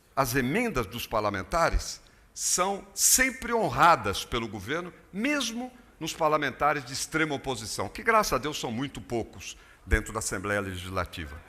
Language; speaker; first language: Portuguese; native; Portuguese